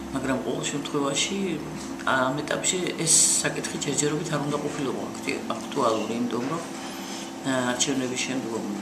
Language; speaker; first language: Georgian; native; Georgian